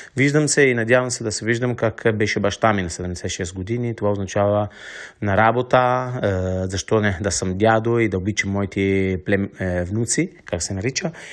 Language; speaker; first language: Bulgarian; non-native, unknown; Italian